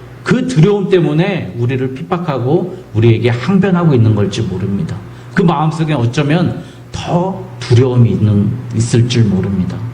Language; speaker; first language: Korean; native; Korean